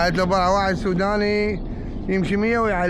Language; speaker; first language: Arabic; native; Arabic